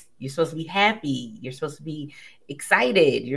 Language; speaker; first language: English; native; English